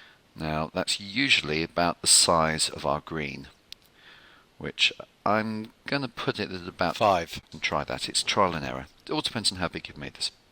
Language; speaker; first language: English; native; English